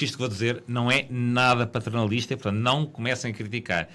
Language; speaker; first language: Portuguese; native; Portuguese